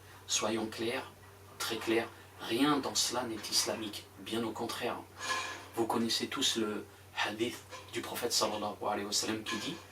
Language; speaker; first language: French; native; French